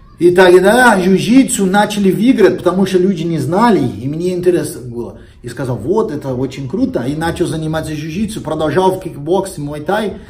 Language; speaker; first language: Russian; non-native, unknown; Portuguese